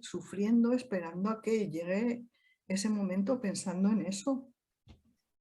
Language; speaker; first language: Spanish; native; Spanish